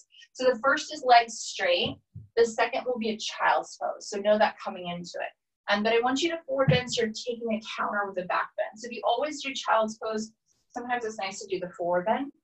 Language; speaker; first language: English; native; English